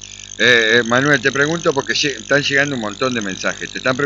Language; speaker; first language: Spanish; native; Spanish